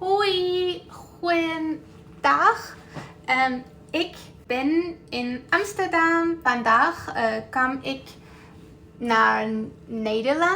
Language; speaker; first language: Dutch; non-native, learner; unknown